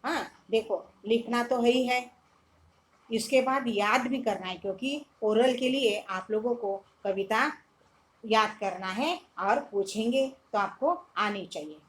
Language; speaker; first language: Hindi; non-native, local second language; Marathi